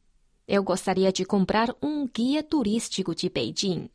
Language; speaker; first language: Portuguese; non-native, fluent; Chinese